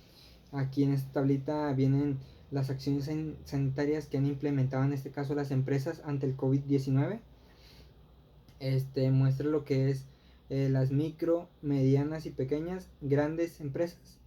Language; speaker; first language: Spanish; native; Spanish